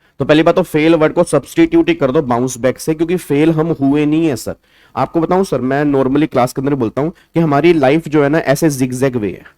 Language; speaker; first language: Hindi; native; Hindi